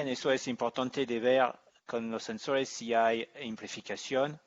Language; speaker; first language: Spanish; non-native, learner; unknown